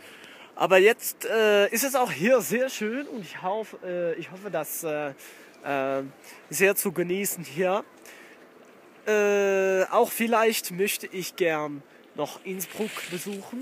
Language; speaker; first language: German; non-native, learner; Dutch